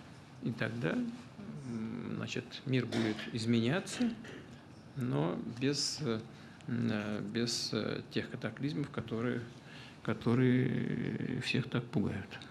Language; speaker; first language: Russian; native; Russian